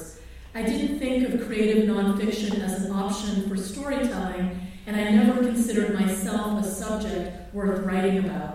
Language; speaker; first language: English; early bilingual, other home language; Filipino